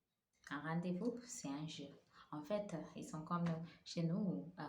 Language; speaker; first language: French; non-native, learner; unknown